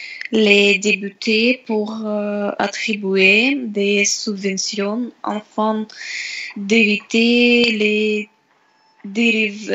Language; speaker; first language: French; non-native, learner; Russian